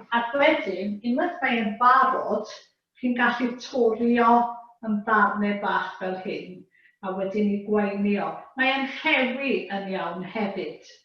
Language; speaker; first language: Welsh; native; Welsh